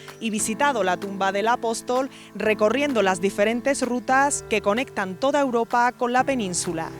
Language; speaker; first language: Spanish; native; Spanish